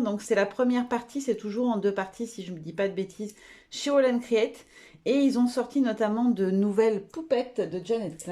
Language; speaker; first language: French; native; French